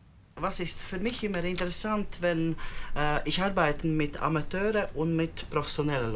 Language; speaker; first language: German; non-native, learner; Latvian